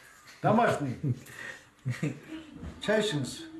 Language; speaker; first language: Russian; non-native, local second language; Kazakh